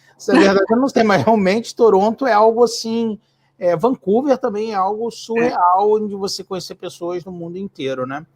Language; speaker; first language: Portuguese; native; Portuguese